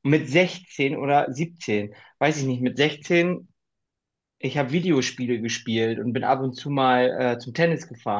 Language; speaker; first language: German; native; German